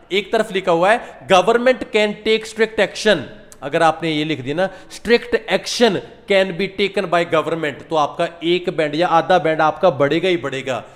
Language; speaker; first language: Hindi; non-native, local second language; Punjabi